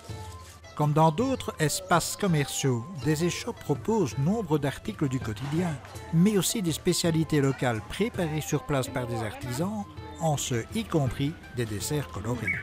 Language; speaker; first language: French; native; French